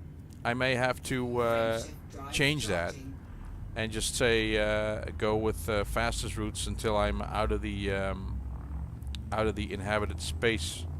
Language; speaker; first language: English; native; English